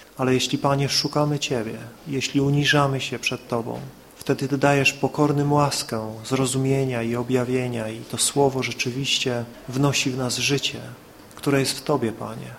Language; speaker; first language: Polish; native; Polish